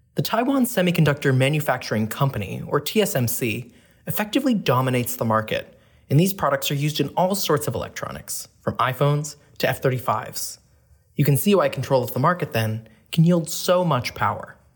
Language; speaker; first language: English; native; English